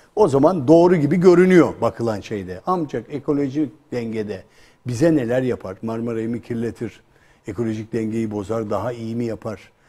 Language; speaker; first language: Turkish; native; Turkish